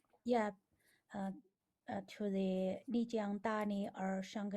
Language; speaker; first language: English; non-native, learner; Chinese